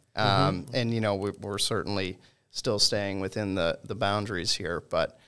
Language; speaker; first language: English; native; English